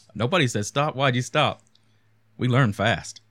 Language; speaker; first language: English; native; English